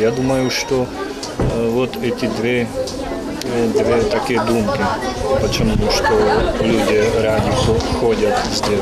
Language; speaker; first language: Russian; non-native, learner; Slovak